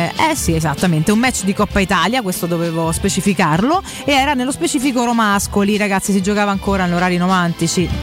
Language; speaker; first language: Italian; native; Italian